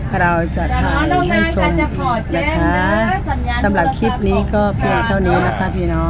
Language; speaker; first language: Thai; native; Thai